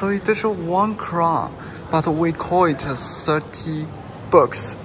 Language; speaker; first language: English; non-native, learner; Chinese